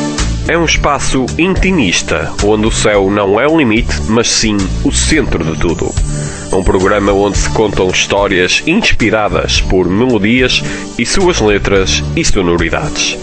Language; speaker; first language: Portuguese; native; Portuguese